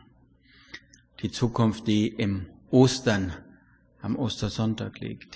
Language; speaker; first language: German; native; German